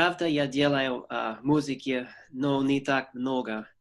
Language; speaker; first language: Russian; non-native, learner; English